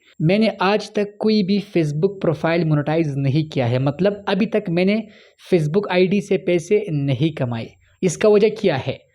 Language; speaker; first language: Urdu; non-native, local second language; Punjabi